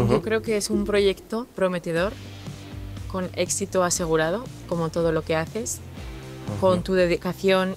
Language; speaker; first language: Spanish; native; Spanish